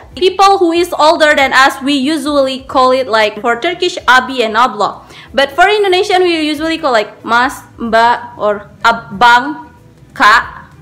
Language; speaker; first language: English; non-native, learner; Indonesian